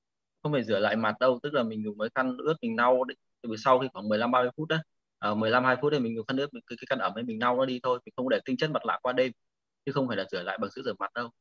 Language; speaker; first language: Vietnamese; native; Vietnamese